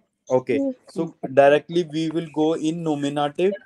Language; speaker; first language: English; non-native, local second language; Hindi